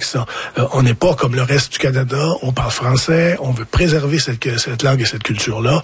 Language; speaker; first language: French; native; French